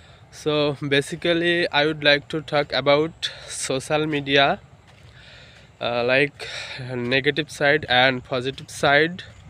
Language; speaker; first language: English; non-native, local second language; Bangla